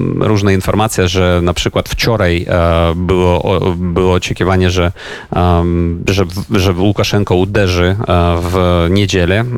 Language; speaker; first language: Polish; non-native, fluent; Ukrainian